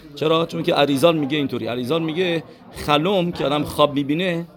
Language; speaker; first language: Persian; native; Persian